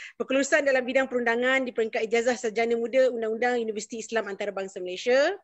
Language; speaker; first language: Malay; native; Malay